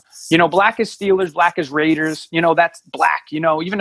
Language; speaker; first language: English; native; English